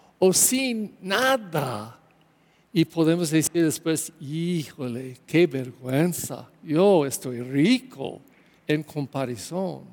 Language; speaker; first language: Spanish; non-native, learner; English